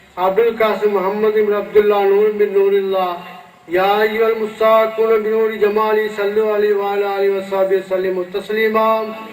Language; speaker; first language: Arabic; non-native, fluent; Tamil